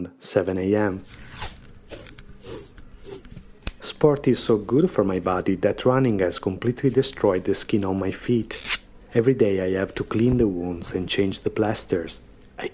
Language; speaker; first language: English; non-native, fluent; Italian